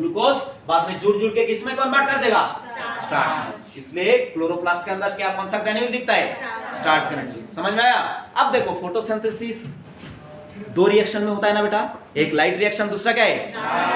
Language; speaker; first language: Hindi; non-native, local second language; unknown